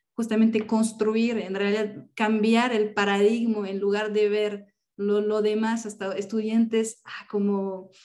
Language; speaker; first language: Spanish; non-native, fluent; French